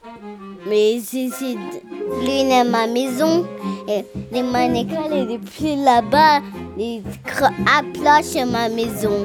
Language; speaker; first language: French; non-native, learner; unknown